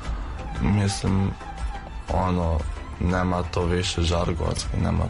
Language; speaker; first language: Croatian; non-native, fluent; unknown